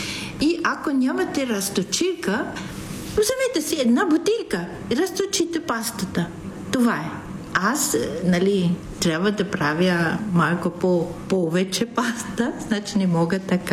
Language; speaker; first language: Bulgarian; non-native, fluent; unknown